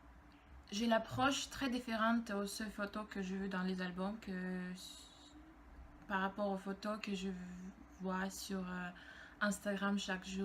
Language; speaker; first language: French; non-native, fluent; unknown